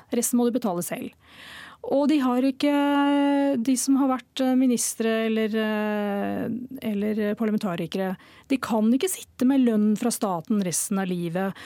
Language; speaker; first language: Norwegian; native; Norwegian